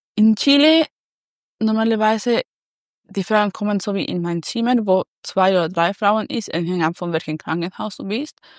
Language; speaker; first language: German; non-native, learner; Spanish